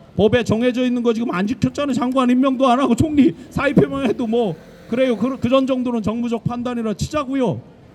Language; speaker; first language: Korean; native; Korean